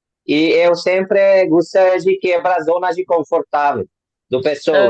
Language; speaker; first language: Portuguese; non-native, learner; Hindi